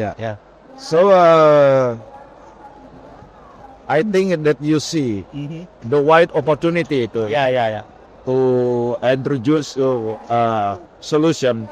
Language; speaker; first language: English; non-native, learner; Indonesian